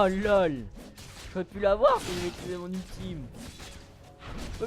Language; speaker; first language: French; native; French